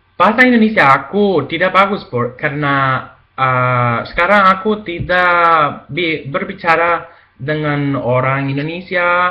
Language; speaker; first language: Indonesian; non-native, learner; Spanish